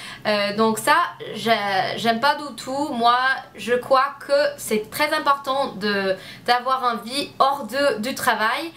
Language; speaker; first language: French; non-native, learner; English